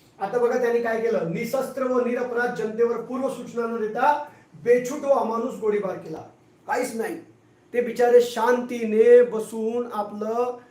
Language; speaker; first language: Marathi; non-native, local second language; Hindi